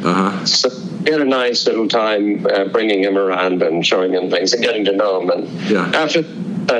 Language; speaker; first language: English; native; English